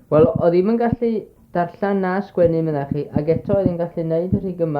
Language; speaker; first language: Welsh; native; Welsh